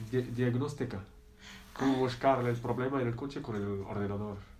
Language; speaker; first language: Spanish; non-native, learner; Arabic